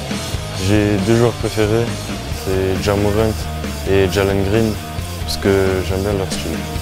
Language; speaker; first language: French; early bilingual, heritage; French